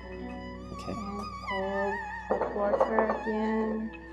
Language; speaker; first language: English; non-native, learner; Chinese